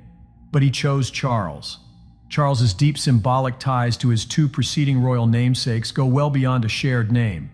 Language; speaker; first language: English; native; English